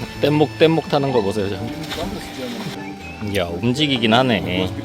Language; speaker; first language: Korean; native; Korean